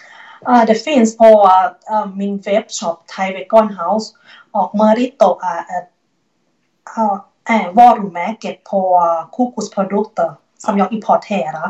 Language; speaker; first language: Swedish; non-native, learner; Thai